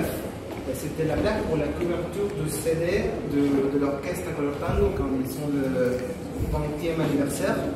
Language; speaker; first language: French; non-native, fluent; Spanish